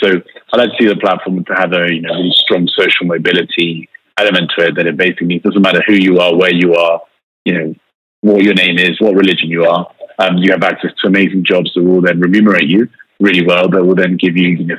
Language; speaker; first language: English; native; English